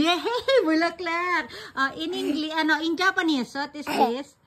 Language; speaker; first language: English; non-native, local second language; Filipino